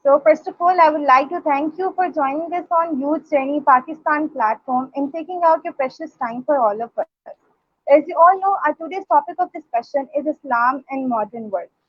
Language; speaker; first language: English; non-native, local second language; Urdu